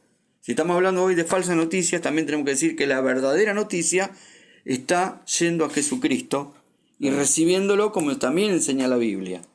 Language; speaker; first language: Spanish; native; Spanish